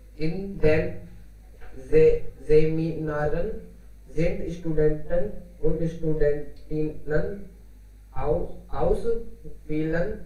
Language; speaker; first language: German; non-native, learner; Hindi